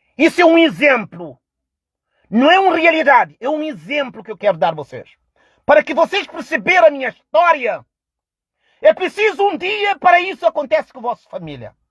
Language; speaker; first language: Portuguese; non-native, local second language; Kabuverdianu